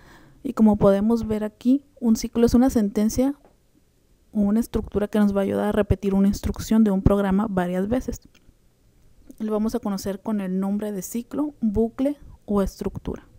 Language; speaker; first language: Spanish; native; Spanish